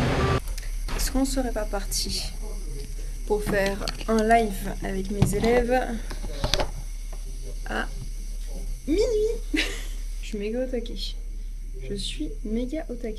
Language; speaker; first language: French; native; French